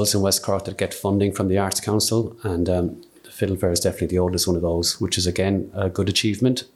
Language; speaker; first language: English; native; English